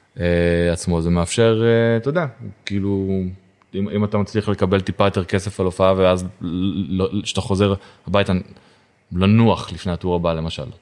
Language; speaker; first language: Hebrew; native; Hebrew